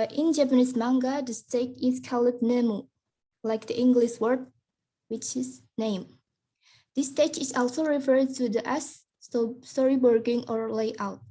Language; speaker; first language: English; non-native, learner; Indonesian